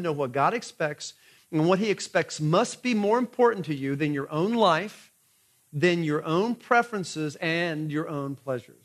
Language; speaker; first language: English; native; English